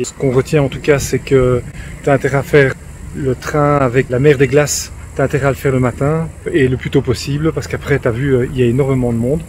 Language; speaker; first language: French; native; French